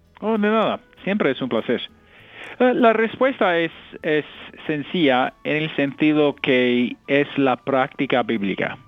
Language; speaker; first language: Spanish; non-native, fluent; English